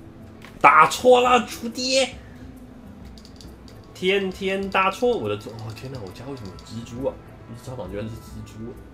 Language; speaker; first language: Chinese; native; Chinese